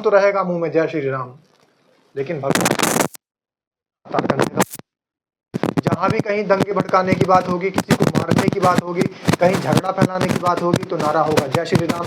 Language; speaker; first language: Hindi; native; Hindi